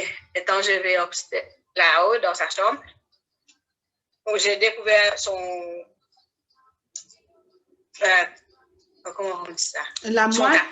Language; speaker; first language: French; non-native, learner; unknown